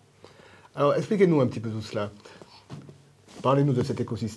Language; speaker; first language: French; native; French